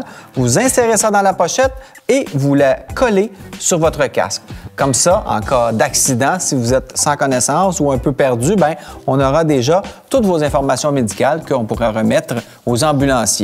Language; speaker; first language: French; native; French